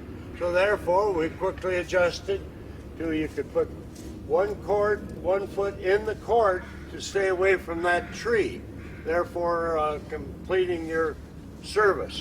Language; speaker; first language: English; native; English